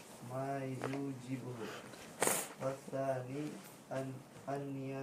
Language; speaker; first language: Arabic; non-native, learner; Indonesian